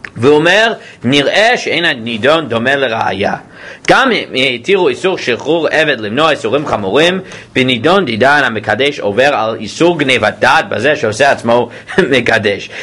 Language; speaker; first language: Hebrew; non-native, fluent; English